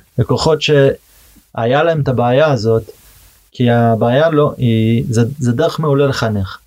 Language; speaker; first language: Hebrew; early bilingual, heritage; Hebrew